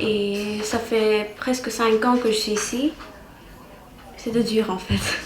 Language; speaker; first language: French; early bilingual, other home language; Bangla